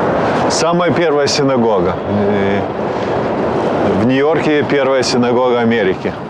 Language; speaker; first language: Russian; early bilingual, heritage; Russian